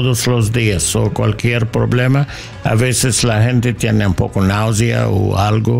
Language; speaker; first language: Spanish; non-native, learner; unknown